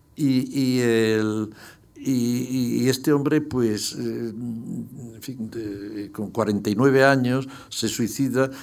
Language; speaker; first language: Spanish; native; Spanish